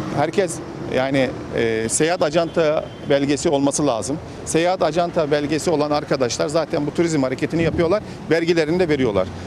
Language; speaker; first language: Turkish; native; Turkish